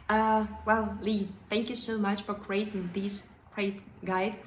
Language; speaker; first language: English; non-native, fluent; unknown